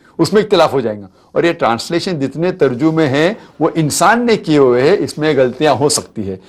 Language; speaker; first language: Urdu; non-native, local second language; Konkani